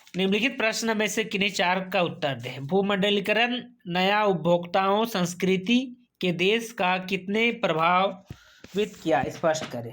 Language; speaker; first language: Hindi; native; Hindi